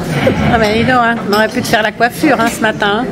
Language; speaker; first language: French; native; French